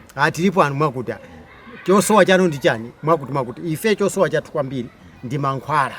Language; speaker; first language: Nyanja; non-native, local second language; Tumbuka